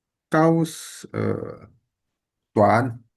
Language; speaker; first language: Chinese; non-native, learner; Indonesian